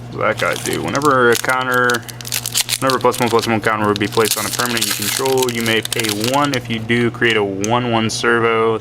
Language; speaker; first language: English; native; English